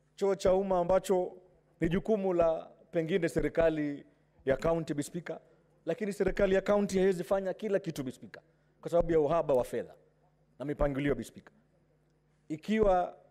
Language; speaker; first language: Swahili; native; Swahili